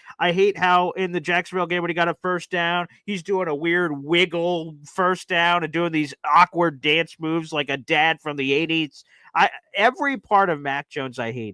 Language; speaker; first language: English; native; English